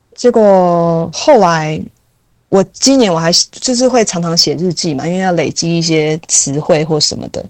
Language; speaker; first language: Chinese; native; Chinese